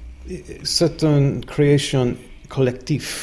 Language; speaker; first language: French; non-native, learner; English